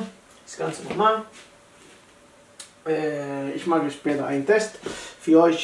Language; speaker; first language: German; non-native, learner; Italian